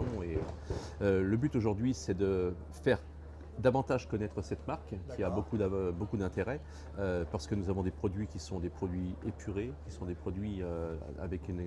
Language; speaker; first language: French; native; French